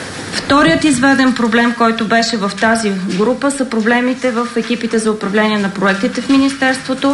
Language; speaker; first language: Bulgarian; native; Bulgarian